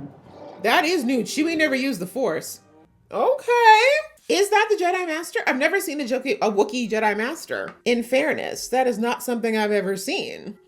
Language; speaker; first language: English; native; English